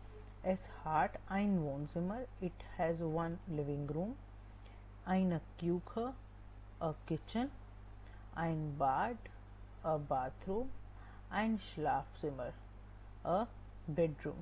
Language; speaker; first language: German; non-native, fluent; Hindi